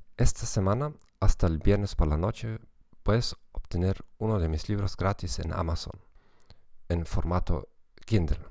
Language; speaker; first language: Spanish; non-native, fluent; German